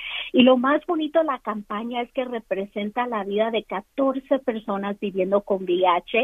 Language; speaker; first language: Spanish; early bilingual, other home language; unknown